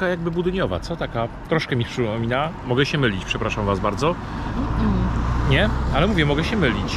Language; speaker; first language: Polish; native; Polish